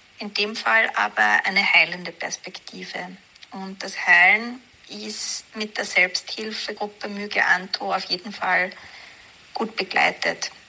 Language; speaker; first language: German; native; German